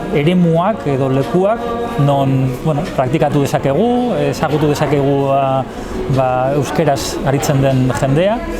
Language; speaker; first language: Basque; non-native, local second language; Spanish